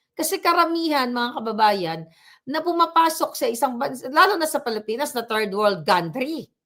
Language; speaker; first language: Filipino; non-native, local second language; Cebuano